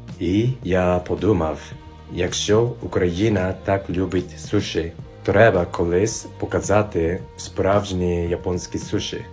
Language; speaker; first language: Ukrainian; non-native, fluent; Japanese